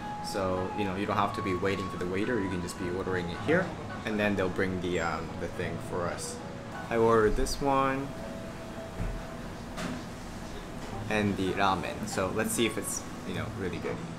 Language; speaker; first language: English; non-native, fluent; Japanese